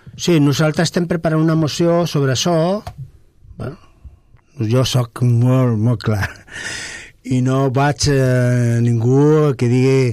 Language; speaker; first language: Catalan; non-native, local second language; Spanish